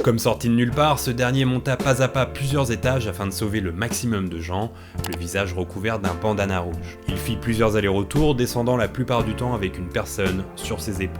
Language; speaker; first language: French; native; French